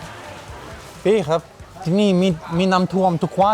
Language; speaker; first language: Thai; non-native, learner; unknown